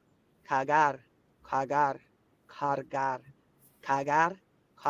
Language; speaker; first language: Spanish; non-native, learner; English